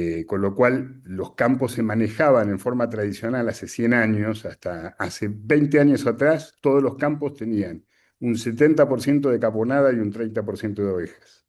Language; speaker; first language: Spanish; native; Spanish